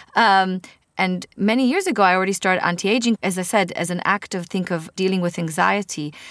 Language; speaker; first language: English; non-native, fluent; Hebrew